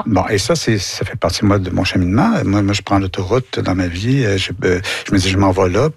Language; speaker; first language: French; native; French